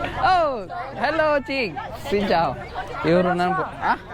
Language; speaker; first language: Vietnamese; non-native, learner; Kannada